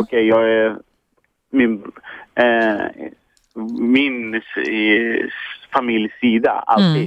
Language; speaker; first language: Swedish; early bilingual, other home language; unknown